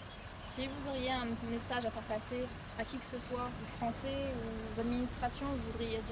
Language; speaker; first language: French; native; French